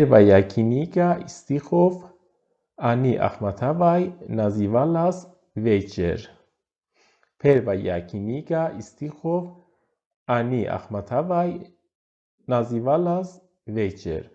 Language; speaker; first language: Russian; non-native, fluent; Persian